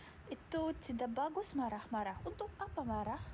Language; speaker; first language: Indonesian; non-native, learner; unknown